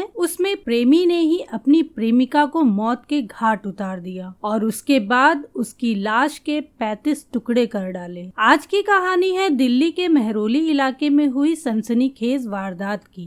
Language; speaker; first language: Hindi; native; Hindi